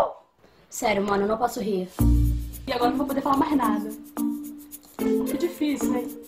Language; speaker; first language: Portuguese; native; Portuguese